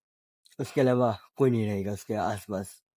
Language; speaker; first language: Hindi; non-native, local second language; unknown